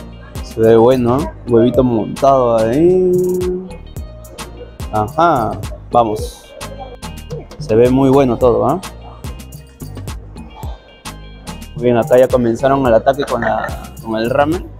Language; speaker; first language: Spanish; native; Spanish